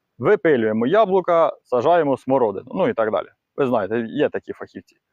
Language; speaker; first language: Ukrainian; non-native, local second language; Russian